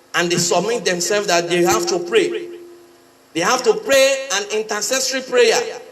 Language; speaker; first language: English; non-native, local second language; Yoruba